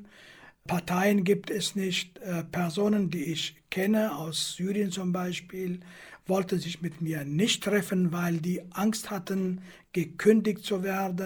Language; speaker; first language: German; non-native, fluent; Kurdish